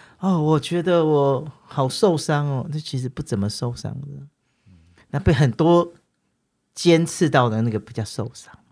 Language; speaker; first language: Chinese; native; Chinese